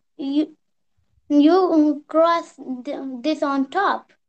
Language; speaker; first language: English; non-native, local second language; Pashto